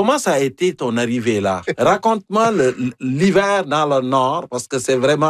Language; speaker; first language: French; native; French